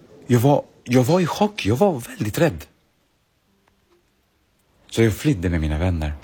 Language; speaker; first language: Swedish; early bilingual, other home language; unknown